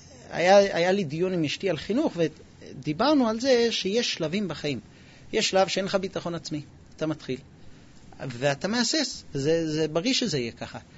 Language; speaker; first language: Hebrew; non-native, fluent; English